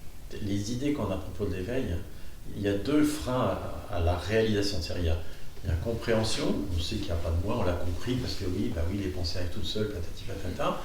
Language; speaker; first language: French; native; French